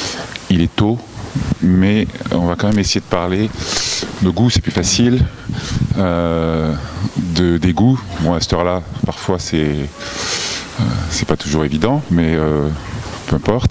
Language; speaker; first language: French; native; French